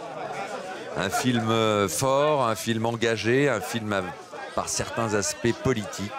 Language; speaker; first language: French; native; French